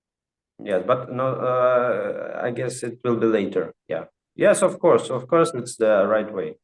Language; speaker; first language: English; non-native, fluent; Russian